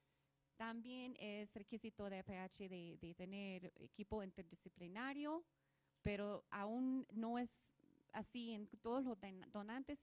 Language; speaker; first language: Spanish; non-native, fluent; English